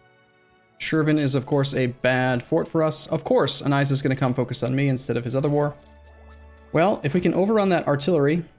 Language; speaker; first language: English; native; English